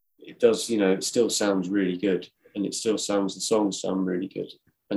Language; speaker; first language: English; native; English